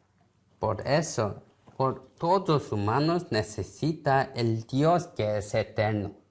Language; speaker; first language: Spanish; non-native, learner; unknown